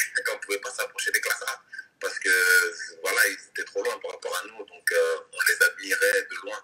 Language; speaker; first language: French; native; French